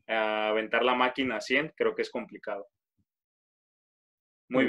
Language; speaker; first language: Spanish; native; Spanish